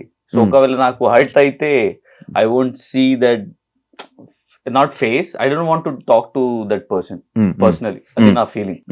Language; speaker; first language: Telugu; non-native, learner; Hindi